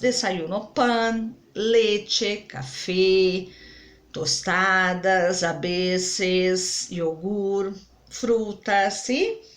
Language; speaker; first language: Spanish; non-native, fluent; Portuguese